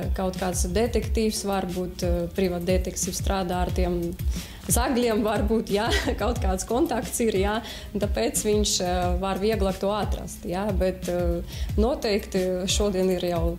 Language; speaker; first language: Latvian; non-native, local second language; Russian